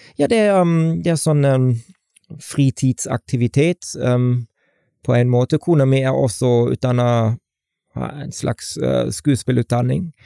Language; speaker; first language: Norwegian; non-native, fluent; German